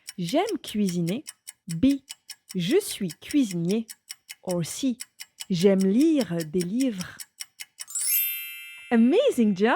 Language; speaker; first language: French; non-native, fluent; English